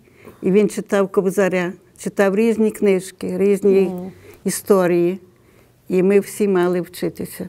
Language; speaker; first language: Ukrainian; early bilingual, heritage; Ukrainian